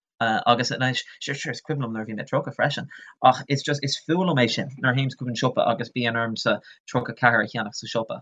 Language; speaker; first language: Irish; non-native, local second language; English